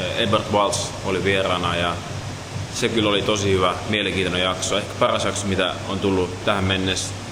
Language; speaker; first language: Finnish; early bilingual, other home language; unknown